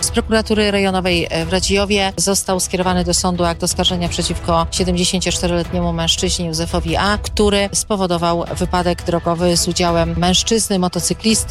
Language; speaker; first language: Polish; native; Polish